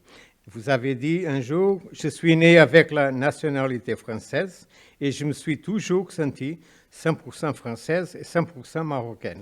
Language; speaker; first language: French; non-native, fluent; Portuguese